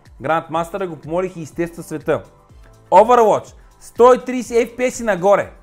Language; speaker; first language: Bulgarian; native; Bulgarian